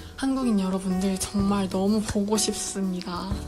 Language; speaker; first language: Korean; native; Korean